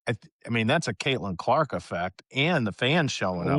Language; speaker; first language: English; native; English